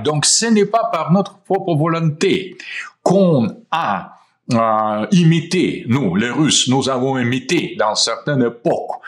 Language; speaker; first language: French; non-native, fluent; Russian